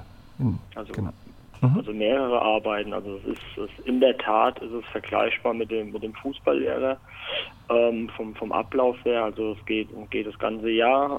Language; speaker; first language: German; native; German